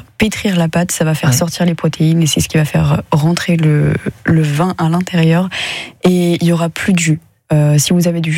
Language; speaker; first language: French; native; French